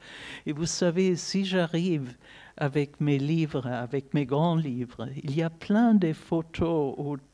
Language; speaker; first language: French; non-native, fluent; German